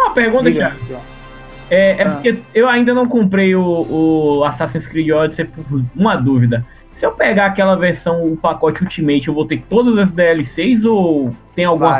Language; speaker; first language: Portuguese; native; Portuguese